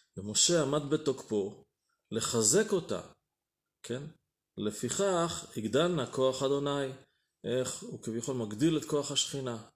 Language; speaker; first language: Hebrew; native; Hebrew